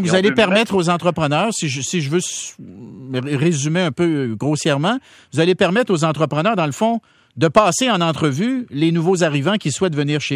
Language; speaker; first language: French; native; French